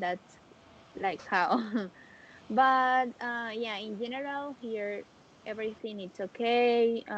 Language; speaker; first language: English; non-native, learner; Spanish